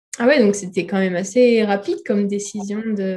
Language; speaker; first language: French; native; French